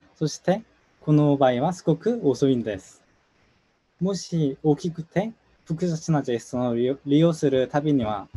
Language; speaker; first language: Japanese; non-native, learner; Korean